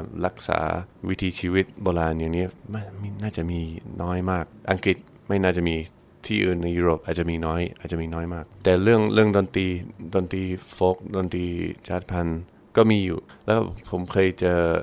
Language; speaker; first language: Thai; non-native, fluent; English